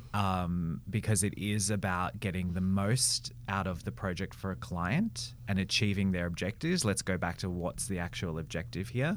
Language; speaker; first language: English; native; English